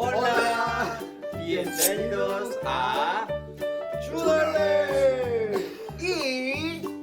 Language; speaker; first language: Spanish; non-native, fluent; Korean